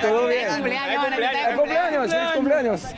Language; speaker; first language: Spanish; non-native, learner; French